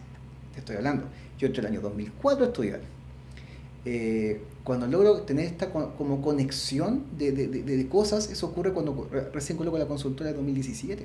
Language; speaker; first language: Spanish; native; Spanish